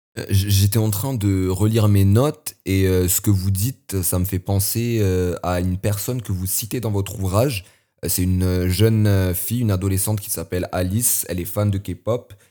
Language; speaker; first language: French; native; French